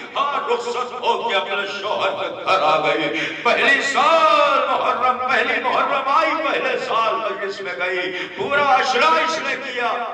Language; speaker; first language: Urdu; native; Urdu